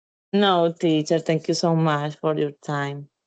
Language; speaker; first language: English; non-native, learner; Spanish